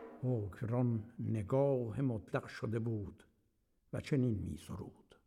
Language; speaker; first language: Persian; native; Persian